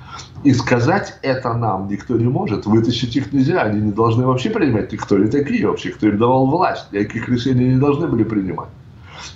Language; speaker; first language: Russian; native; Russian